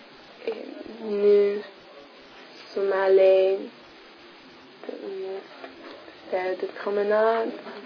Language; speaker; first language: French; non-native, learner; English